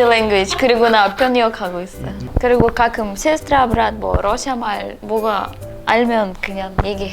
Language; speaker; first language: Korean; non-native, learner; Russian